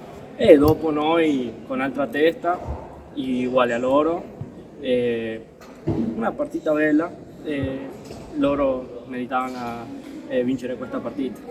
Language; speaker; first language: Italian; non-native, learner; Spanish